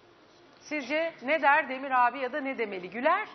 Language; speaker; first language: Turkish; native; Turkish